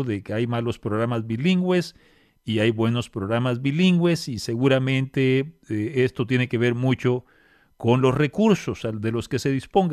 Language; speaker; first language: Spanish; native; Spanish